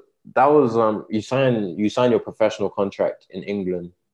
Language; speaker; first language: English; native; English